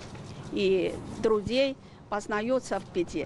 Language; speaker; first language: Russian; non-native, fluent; Chinese